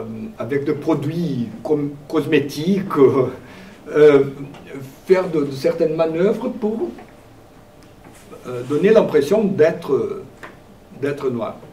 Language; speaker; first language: French; non-native, fluent; Portuguese